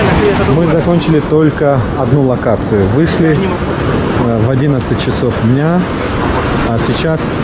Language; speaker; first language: Russian; non-native, local second language; Tajik